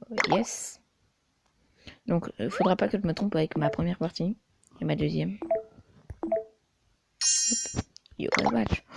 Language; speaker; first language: French; native; French